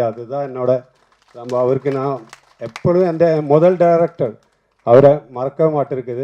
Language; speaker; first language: Tamil; non-native, learner; Malayalam